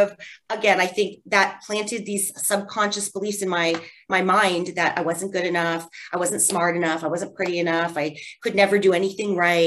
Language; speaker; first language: English; native; English